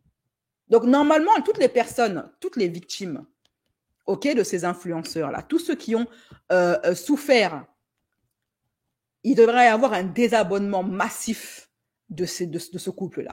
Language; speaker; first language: French; native; French